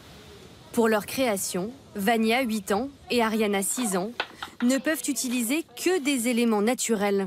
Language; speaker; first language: French; native; French